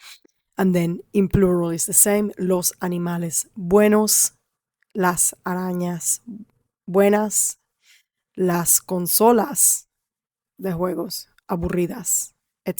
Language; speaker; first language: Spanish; non-native, fluent; English